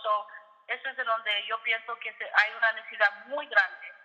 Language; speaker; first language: Spanish; early bilingual, other home language; English